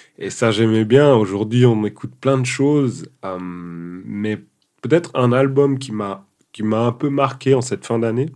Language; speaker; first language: French; early bilingual, other home language; Portuguese